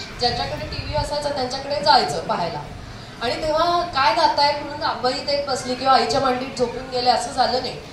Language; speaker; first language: Marathi; non-native, local second language; Konkani